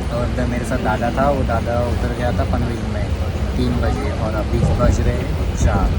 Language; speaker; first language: Hindi; non-native, local second language; Marathi